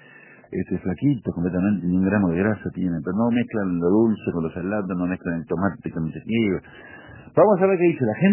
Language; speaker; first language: Spanish; native; Spanish